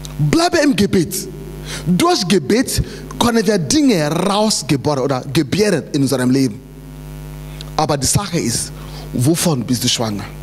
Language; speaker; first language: German; non-native, fluent; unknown